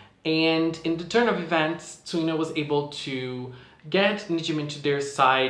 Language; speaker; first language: English; non-native, fluent; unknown